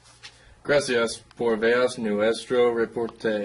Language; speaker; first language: Spanish; non-native, learner; English